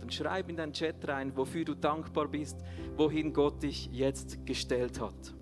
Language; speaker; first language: German; native; German